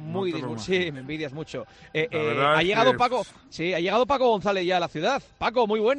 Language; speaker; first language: Spanish; native; Spanish